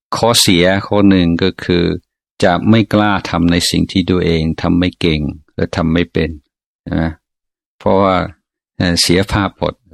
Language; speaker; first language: Thai; non-native, fluent; English